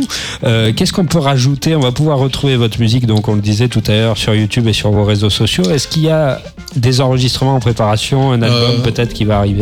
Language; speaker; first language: French; native; French